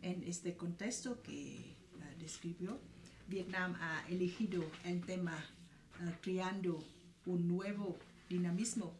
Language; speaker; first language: Spanish; non-native, fluent; Vietnamese